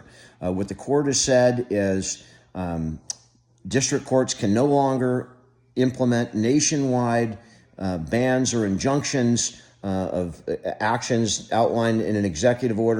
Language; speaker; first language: English; native; English